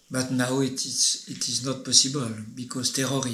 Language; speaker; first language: English; non-native, learner; French